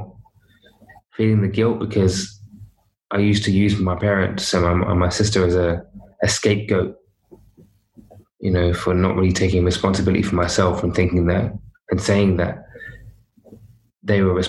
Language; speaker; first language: English; native; English